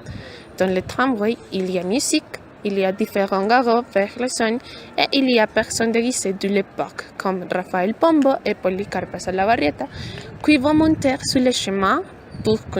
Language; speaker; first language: French; non-native, learner; Spanish